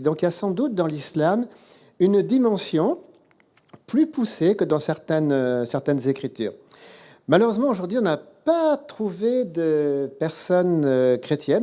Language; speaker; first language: French; native; French